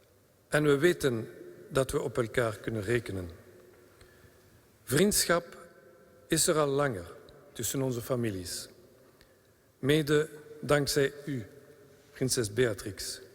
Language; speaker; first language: Dutch; non-native, local second language; French